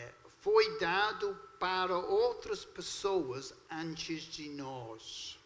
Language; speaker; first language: Portuguese; non-native, fluent; English